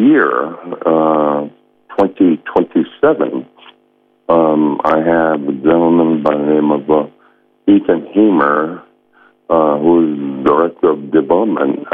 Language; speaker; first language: English; early bilingual, other home language; Samoan